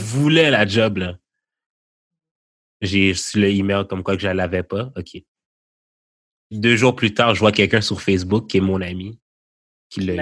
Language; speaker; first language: French; native; French